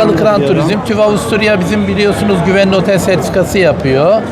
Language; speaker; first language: Turkish; native; Turkish